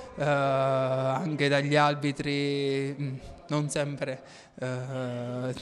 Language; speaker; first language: Italian; native; Italian